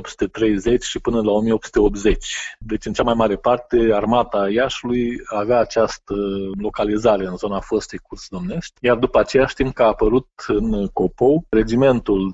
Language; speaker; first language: Romanian; native; Romanian